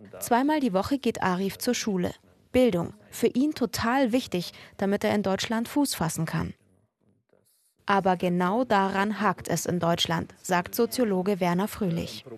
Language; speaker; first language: German; native; German